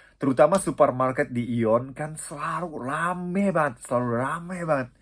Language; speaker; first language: Indonesian; non-native, fluent; Japanese